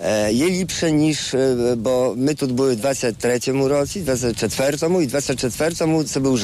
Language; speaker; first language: Ukrainian; non-native, fluent; Polish